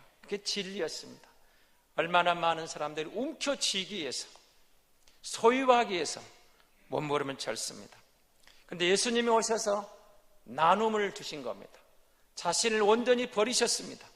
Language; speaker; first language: Korean; native; Korean